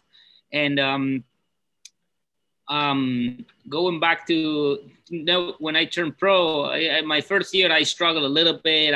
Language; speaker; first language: English; non-native, fluent; Spanish